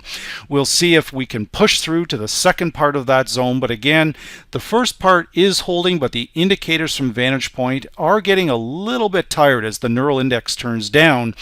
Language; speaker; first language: English; native; English